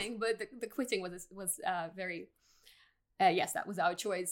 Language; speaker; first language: English; non-native, fluent; Russian